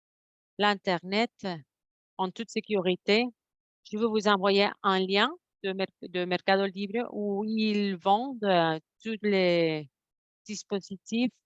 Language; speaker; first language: French; non-native, fluent; Spanish